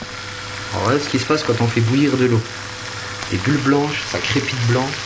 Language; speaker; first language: French; native; French